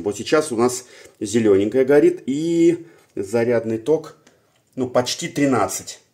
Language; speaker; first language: Russian; native; Russian